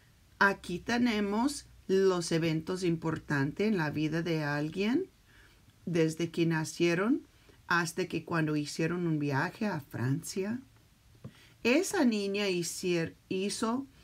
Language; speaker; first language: Spanish; early bilingual, heritage; Spanish